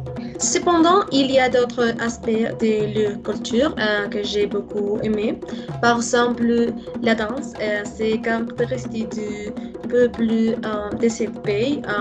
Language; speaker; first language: French; non-native, learner; Spanish